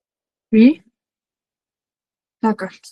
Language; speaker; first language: French; non-native, learner; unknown